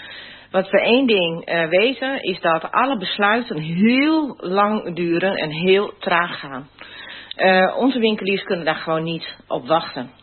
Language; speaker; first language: Dutch; native; Dutch